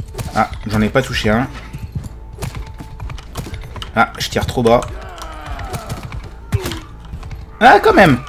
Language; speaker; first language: French; native; French